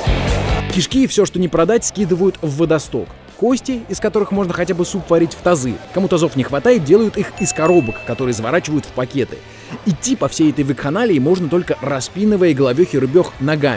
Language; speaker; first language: Russian; native; Russian